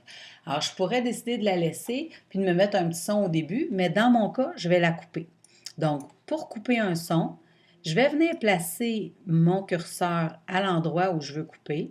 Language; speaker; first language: French; native; French